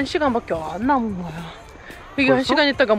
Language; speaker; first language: Korean; non-native, fluent; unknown